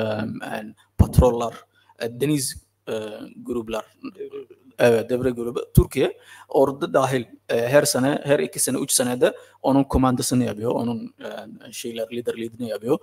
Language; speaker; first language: Turkish; non-native, fluent; Somali